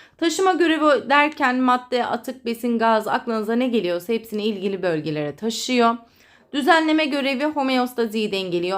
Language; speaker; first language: Turkish; native; Turkish